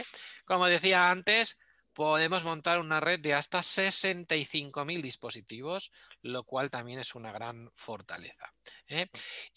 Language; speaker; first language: Spanish; native; Spanish